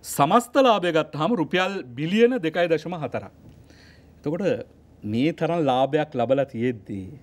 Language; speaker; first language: Sinhala; native; Sinhala